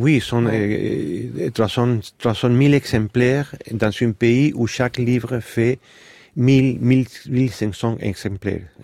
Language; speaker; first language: French; non-native, fluent; Spanish